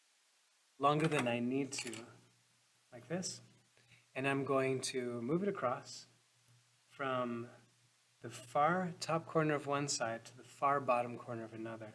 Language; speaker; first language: English; native; English